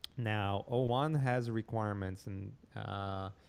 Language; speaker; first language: English; non-native, fluent; Polish